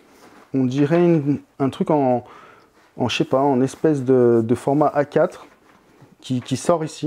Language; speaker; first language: French; native; French